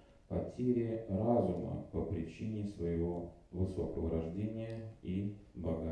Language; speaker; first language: Russian; native; Russian